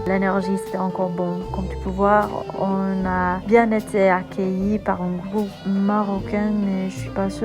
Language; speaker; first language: French; non-native, fluent; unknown